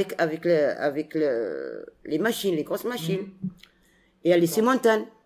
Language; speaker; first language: French; non-native, local second language; Arabic